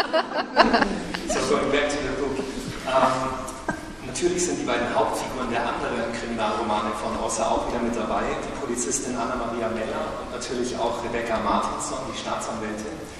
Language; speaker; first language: German; native; German